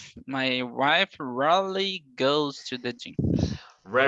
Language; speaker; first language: English; non-native, learner; Portuguese